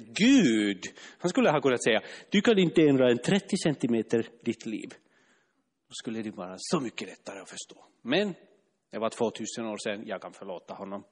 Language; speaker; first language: Swedish; non-native, fluent; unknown